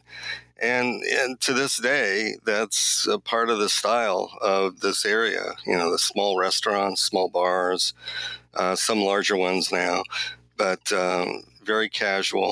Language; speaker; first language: English; native; English